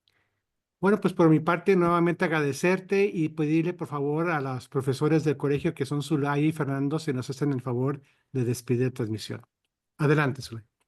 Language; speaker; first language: Spanish; native; Spanish